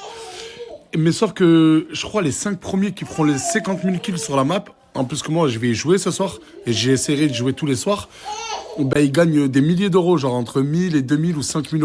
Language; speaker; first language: French; native; French